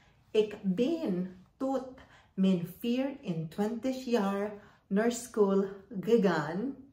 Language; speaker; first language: Dutch; non-native, learner; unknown